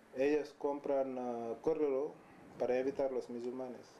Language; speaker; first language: Spanish; non-native, learner; Wolof